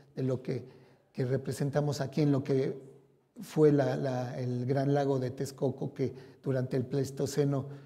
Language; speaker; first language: Spanish; native; Spanish